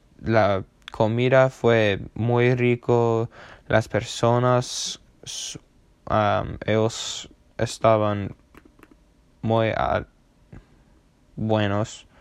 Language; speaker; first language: Spanish; non-native, learner; English